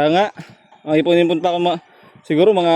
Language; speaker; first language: Filipino; native; Filipino